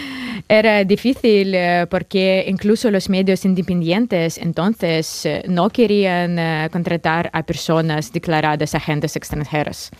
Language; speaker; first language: Spanish; non-native, fluent; Russian